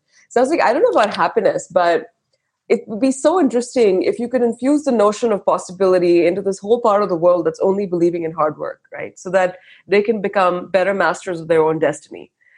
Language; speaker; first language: English; non-native, local second language; Hindi